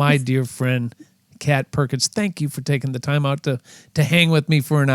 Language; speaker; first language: English; native; English